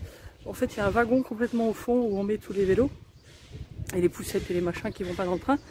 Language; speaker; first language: French; native; French